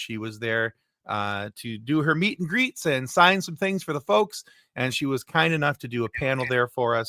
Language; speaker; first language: English; native; English